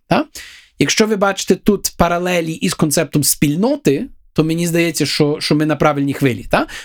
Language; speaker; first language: Ukrainian; early bilingual, heritage; Ukrainian